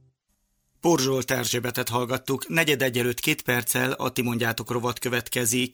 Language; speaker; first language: Hungarian; native; Hungarian